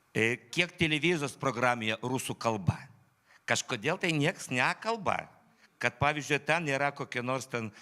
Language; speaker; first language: Lithuanian; non-native, local second language; Polish